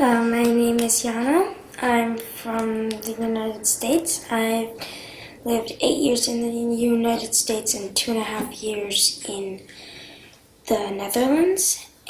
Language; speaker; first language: English; early bilingual, heritage; English